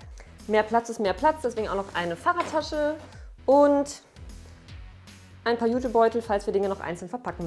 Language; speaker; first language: German; native; German